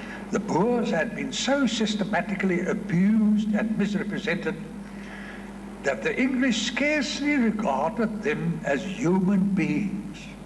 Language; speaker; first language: English; non-native, local second language; Afrikaans